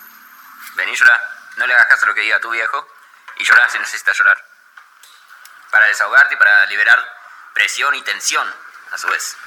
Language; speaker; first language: Spanish; native; Spanish